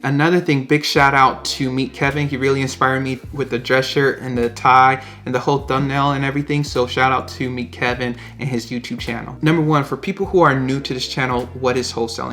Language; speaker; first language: English; native; English